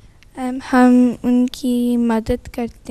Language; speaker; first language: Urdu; early bilingual, heritage; Urdu